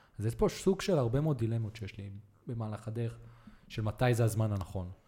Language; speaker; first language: Hebrew; native; Hebrew